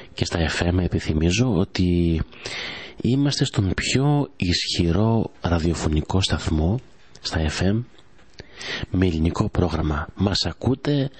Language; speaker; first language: Greek; early bilingual, heritage; Greek